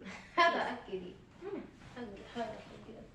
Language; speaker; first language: Arabic; non-native, learner; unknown